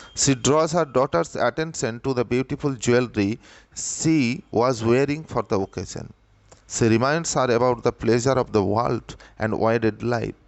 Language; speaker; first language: English; non-native, local second language; Bangla